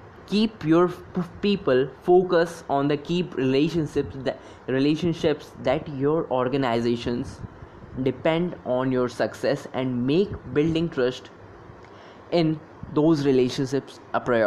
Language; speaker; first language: English; non-native, local second language; Hindi